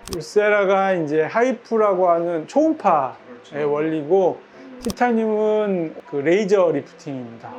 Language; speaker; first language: Korean; native; Korean